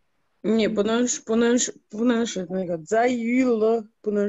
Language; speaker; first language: Chinese; non-native, fluent; Russian